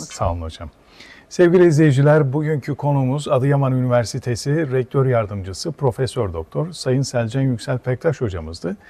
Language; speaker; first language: Turkish; native; Turkish